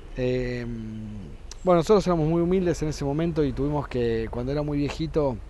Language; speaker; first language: Spanish; native; Spanish